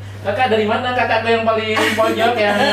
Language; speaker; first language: Indonesian; native; Indonesian